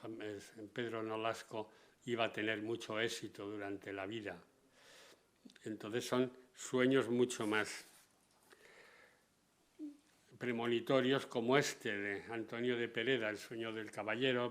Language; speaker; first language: Spanish; native; Spanish